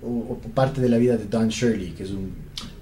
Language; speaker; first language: Spanish; native; Spanish